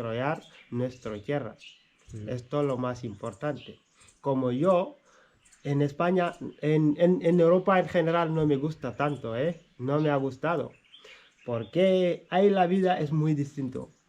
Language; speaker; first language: Spanish; non-native, fluent; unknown